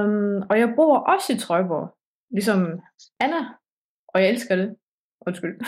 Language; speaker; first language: Danish; early bilingual, heritage; Danish